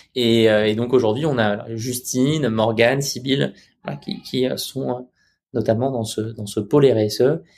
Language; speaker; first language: French; native; French